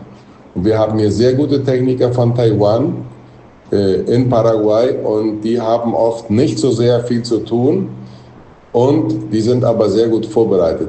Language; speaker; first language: German; non-native, local second language; Plautdietsch